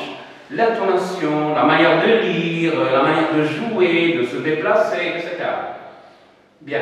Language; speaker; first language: French; non-native, local second language; Arabic